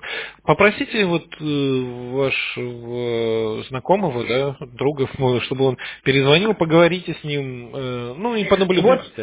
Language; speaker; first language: Russian; native; Russian